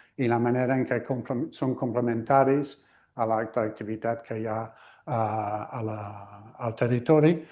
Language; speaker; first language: Catalan; non-native, fluent; English